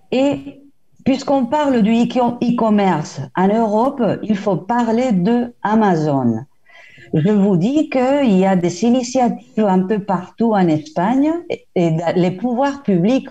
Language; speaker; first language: French; non-native, fluent; Spanish